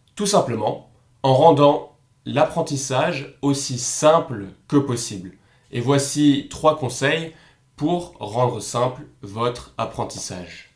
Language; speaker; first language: French; native; French